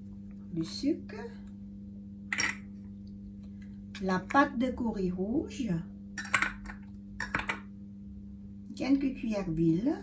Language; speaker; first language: French; non-native, learner; Thai